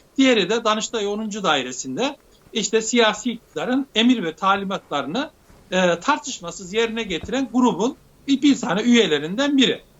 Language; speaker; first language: Turkish; native; Turkish